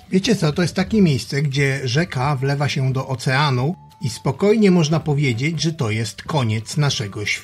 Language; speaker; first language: Polish; native; Polish